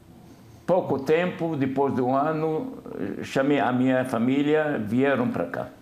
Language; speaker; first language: Portuguese; non-native, fluent; Arabic